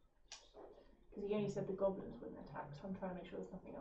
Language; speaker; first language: English; native; English